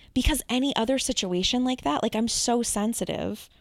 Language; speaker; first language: English; native; English